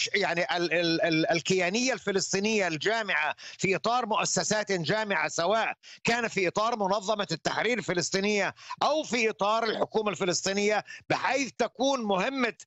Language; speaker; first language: Arabic; native; Arabic